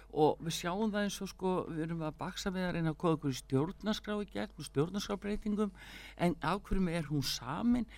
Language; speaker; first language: Icelandic; early bilingual, heritage; Icelandic